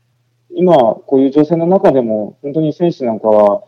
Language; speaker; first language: Japanese; native; Japanese